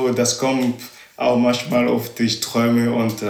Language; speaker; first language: German; non-native, learner; Ewe